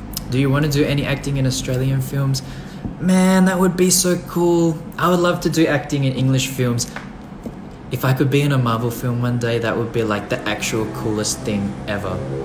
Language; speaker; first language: English; early bilingual, other home language; Thai